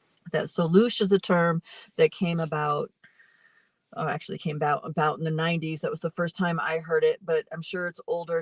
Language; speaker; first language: English; native; English